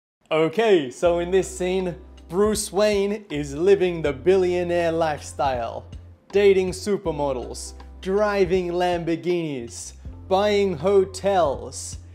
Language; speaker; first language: English; native; English